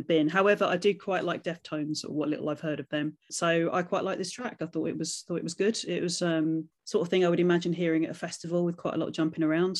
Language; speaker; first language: English; native; English